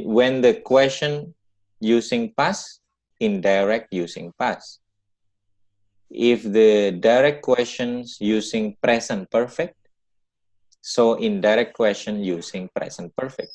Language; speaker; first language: English; non-native, learner; Indonesian